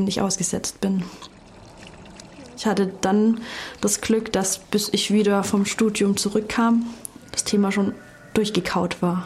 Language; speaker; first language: German; native; German